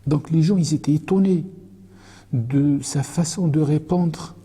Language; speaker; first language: French; non-native, local second language; Arabic